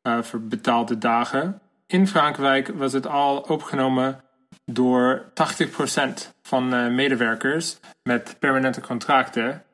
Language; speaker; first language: Dutch; non-native, learner; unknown